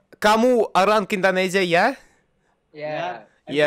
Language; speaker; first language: Indonesian; non-native, learner; Russian